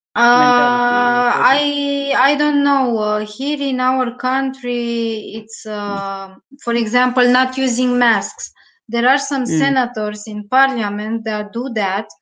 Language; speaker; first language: English; non-native, learner; Romanian